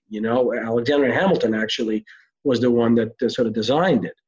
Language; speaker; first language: English; early bilingual, other home language; Hebrew